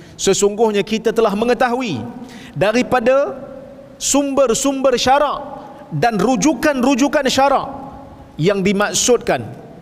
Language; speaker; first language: Malay; native; Malay